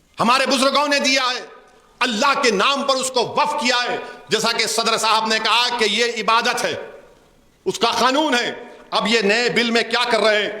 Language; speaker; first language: Urdu; native; Urdu